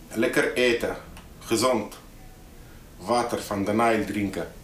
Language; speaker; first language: Dutch; non-native, fluent; Arabic